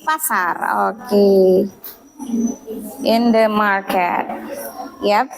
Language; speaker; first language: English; non-native, fluent; Indonesian